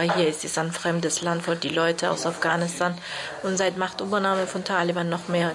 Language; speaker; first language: German; non-native, learner; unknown